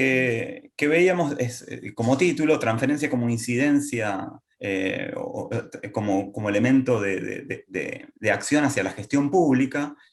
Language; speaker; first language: Spanish; native; Spanish